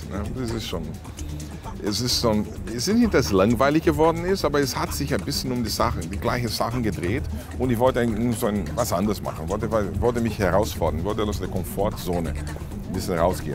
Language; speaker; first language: German; non-native, fluent; Portuguese